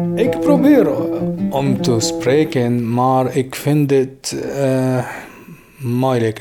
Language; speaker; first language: Dutch; non-native, fluent; Arabic